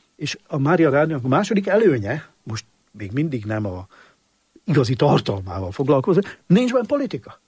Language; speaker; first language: Hungarian; native; Hungarian